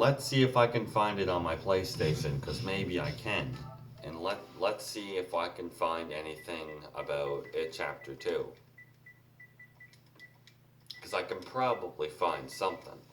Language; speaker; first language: English; native; English